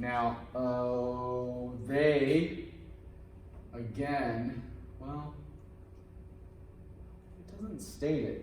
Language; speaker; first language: English; native; English